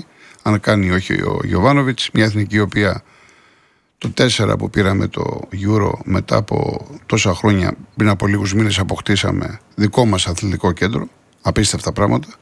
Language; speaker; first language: Greek; native; Greek